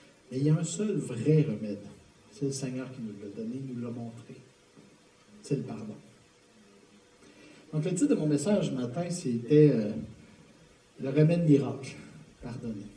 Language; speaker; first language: French; native; French